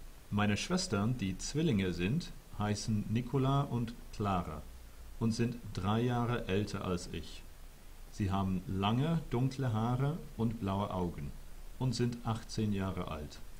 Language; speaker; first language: German; non-native, fluent; English